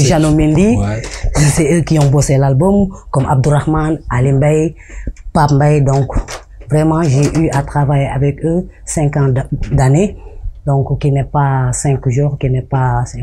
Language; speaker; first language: French; non-native, local second language; Wolof